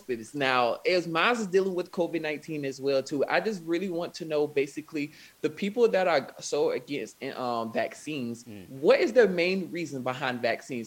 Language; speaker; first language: English; native; English